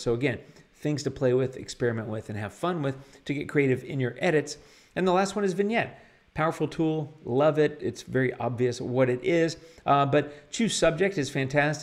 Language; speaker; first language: English; native; English